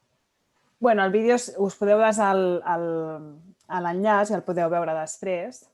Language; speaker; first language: Catalan; native; Catalan